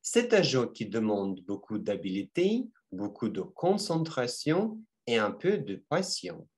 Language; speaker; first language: French; non-native, fluent; Russian